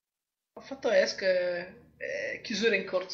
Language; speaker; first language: Italian; native; Italian